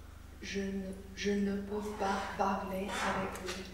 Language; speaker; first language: French; non-native, learner; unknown